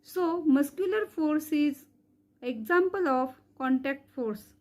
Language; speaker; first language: English; non-native, local second language; Marathi